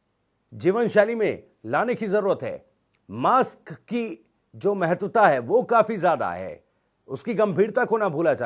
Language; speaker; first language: Hindi; native; Hindi